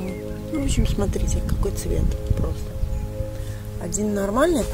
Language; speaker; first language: Russian; native; Russian